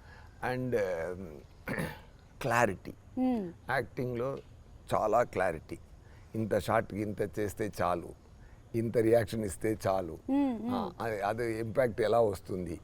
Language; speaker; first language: Telugu; non-native, fluent; Tamil